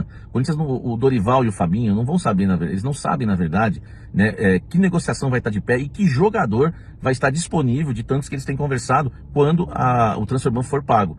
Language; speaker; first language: Portuguese; native; Portuguese